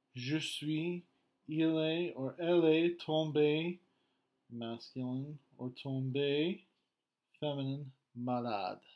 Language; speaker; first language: French; non-native, fluent; English